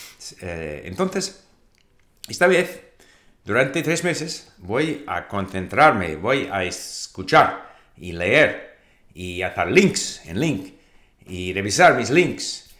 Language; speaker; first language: Spanish; non-native, fluent; English